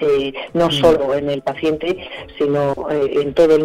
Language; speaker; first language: Spanish; native; Spanish